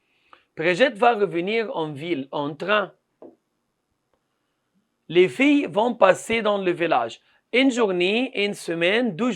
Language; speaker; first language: French; non-native, fluent; Arabic